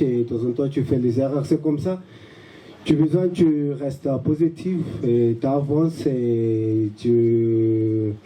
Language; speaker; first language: French; non-native, learner; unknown